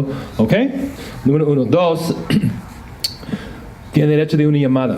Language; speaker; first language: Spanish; non-native, fluent; English